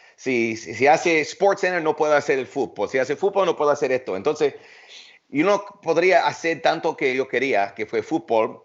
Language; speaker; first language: Spanish; early bilingual, heritage; Spanish